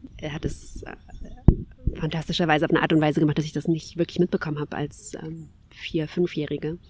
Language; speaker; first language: German; early bilingual, other home language; Kabyle